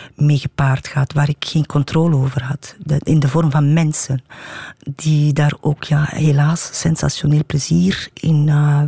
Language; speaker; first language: Dutch; native; Dutch